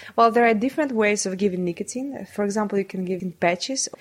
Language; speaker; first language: English; non-native, fluent; Russian